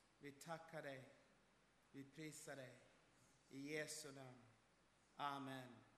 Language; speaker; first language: Swedish; non-native, fluent; Swahili